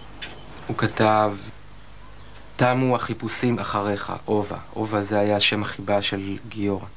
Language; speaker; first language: Hebrew; early bilingual, other home language; Russian